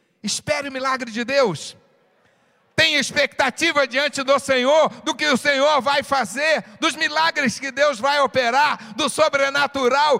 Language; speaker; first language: Portuguese; native; Portuguese